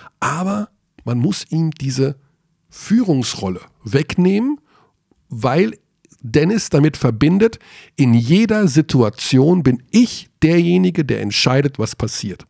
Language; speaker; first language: German; native; German